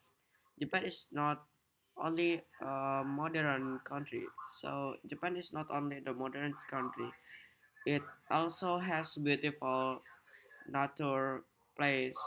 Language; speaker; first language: English; non-native, learner; Indonesian